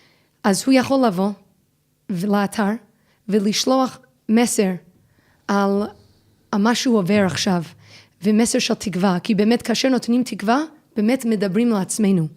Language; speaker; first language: Hebrew; non-native, fluent; English